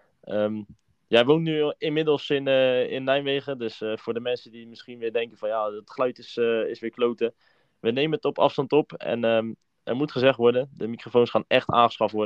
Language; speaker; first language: Dutch; native; Dutch